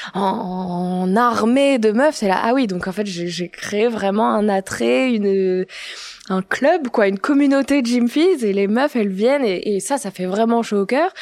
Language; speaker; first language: French; native; French